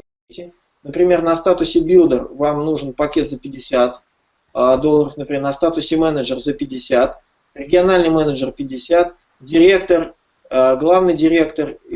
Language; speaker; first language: Russian; native; Russian